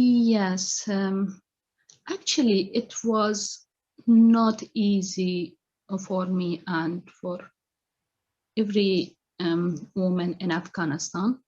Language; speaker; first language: English; non-native, learner; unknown